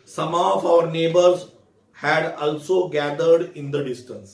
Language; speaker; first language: English; non-native, local second language; Marathi